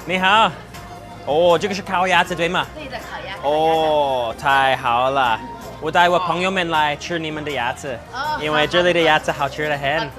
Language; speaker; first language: Chinese; non-native, learner; English